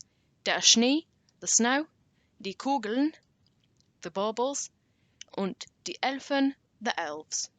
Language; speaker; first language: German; non-native, learner; English